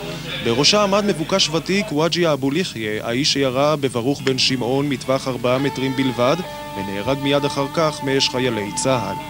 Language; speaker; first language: Hebrew; native; Hebrew